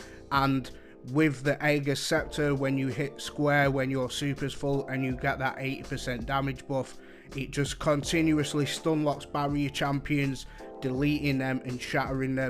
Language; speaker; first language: English; native; English